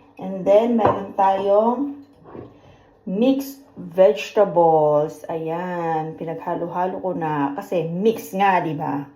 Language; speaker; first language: Filipino; non-native, local second language; Cebuano